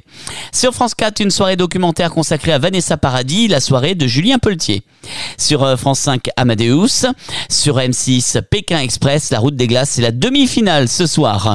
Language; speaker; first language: French; native; French